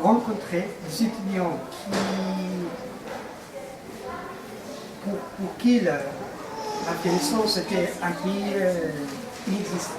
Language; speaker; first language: French; non-native, fluent; Persian